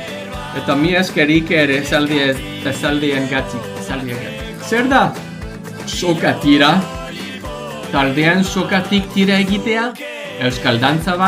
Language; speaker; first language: Basque; non-native, learner; English